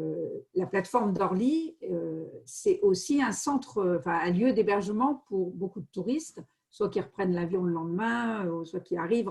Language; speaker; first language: French; native; French